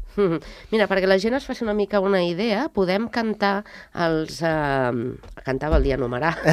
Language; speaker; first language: Catalan; native; Catalan